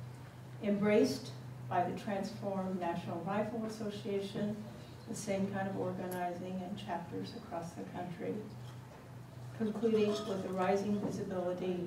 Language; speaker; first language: English; native; English